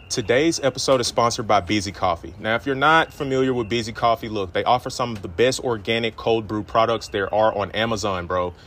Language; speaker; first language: English; native; English